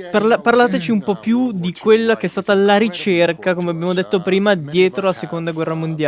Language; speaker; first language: Italian; native; Italian